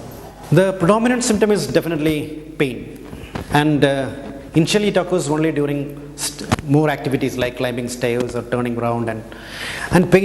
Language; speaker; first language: English; non-native, local second language; Malayalam